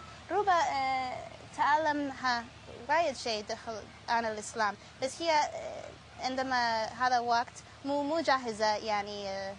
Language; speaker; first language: Arabic; non-native, learner; English